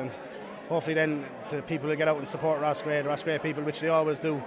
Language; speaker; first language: English; native; English